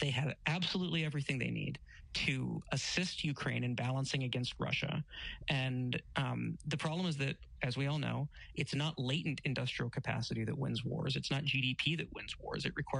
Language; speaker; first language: English; native; English